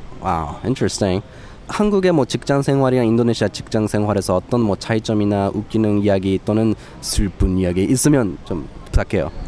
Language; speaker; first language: Korean; non-native, fluent; English